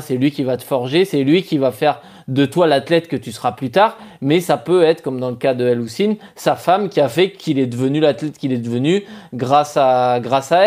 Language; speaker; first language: French; native; French